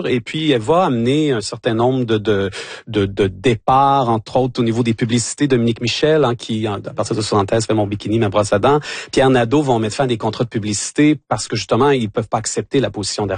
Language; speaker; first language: French; native; French